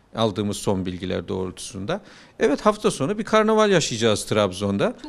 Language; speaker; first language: Turkish; native; Turkish